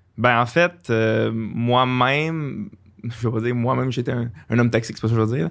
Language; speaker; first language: French; native; French